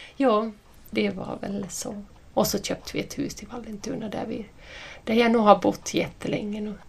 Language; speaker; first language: Swedish; native; Swedish